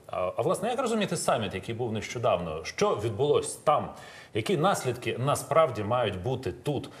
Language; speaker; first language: Ukrainian; native; Ukrainian